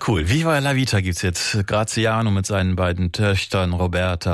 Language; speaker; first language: German; native; German